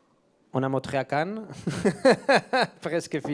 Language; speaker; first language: French; non-native, fluent; Spanish